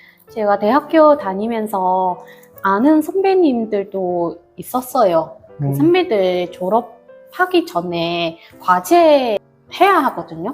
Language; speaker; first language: Korean; non-native, fluent; Vietnamese